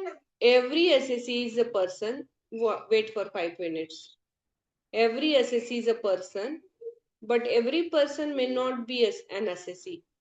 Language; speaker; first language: English; non-native, local second language; Hindi